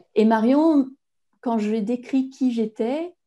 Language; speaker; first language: French; native; French